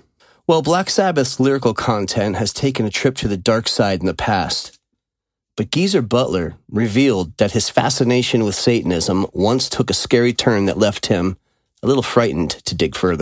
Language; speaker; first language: English; native; English